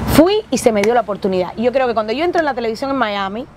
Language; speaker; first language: Spanish; native; Spanish